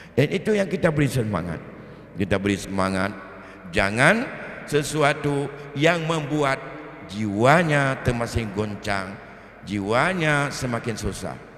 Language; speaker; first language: Malay; non-native, local second language; Achinese